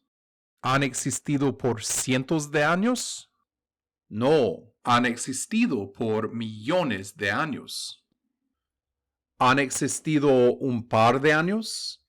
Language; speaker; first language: Spanish; non-native, fluent; English